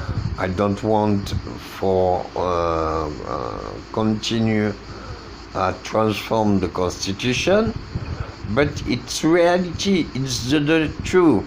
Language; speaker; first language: English; non-native, learner; French